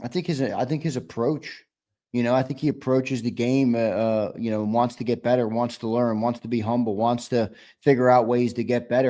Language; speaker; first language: English; native; English